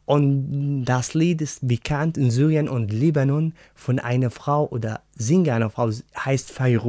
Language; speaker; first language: German; non-native, learner; Arabic